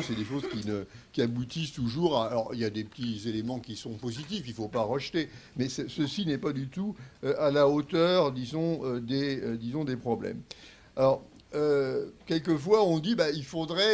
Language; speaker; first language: French; native; French